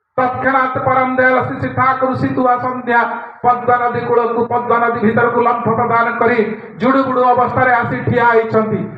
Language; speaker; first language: Odia; native; Odia